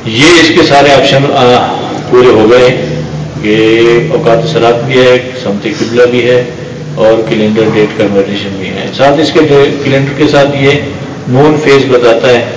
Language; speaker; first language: Urdu; non-native, local second language; Pashto